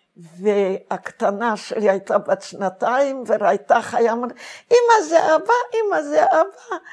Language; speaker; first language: Hebrew; non-native, fluent; Hungarian